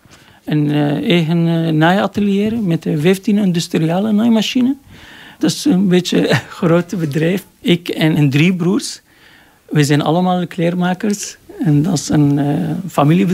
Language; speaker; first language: Dutch; non-native, learner; Arabic